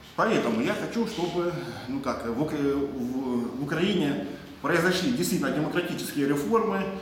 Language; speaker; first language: Russian; native; Russian